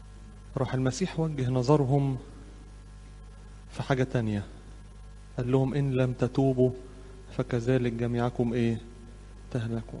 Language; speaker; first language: Arabic; native; Arabic